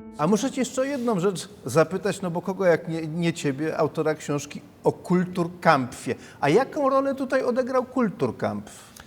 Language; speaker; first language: Polish; native; Polish